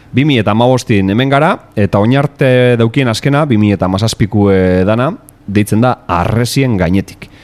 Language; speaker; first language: Basque; native; Basque